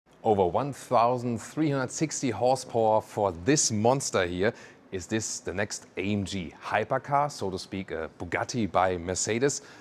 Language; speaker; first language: English; non-native, fluent; German